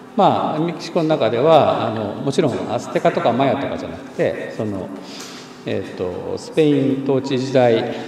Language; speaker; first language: Japanese; native; Japanese